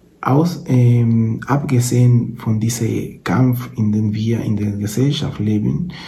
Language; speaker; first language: German; non-native, fluent; Spanish